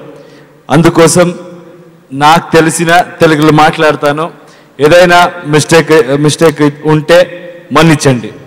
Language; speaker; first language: Telugu; non-native, learner; Kannada